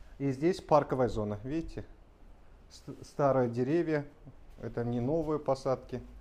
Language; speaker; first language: Russian; non-native, local second language; Kazakh